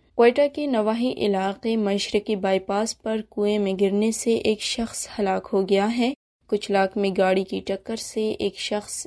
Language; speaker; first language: Urdu; non-native, local second language; Baluchi